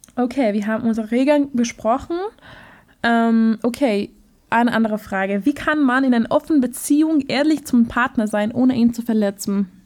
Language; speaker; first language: German; non-native, fluent; Hungarian